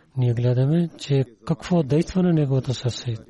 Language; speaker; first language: Bulgarian; non-native, learner; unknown